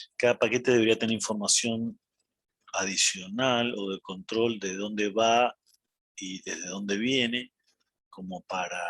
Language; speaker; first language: Spanish; native; Spanish